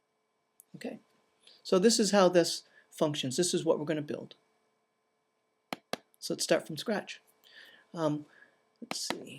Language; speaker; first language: English; native; English